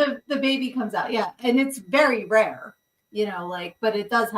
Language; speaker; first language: English; native; English